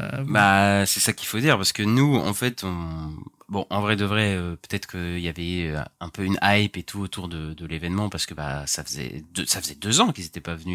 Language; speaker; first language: French; native; French